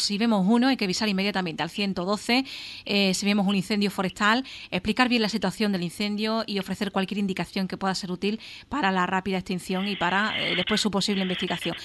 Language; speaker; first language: Spanish; native; Spanish